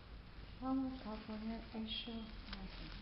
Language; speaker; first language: Spanish; non-native, fluent; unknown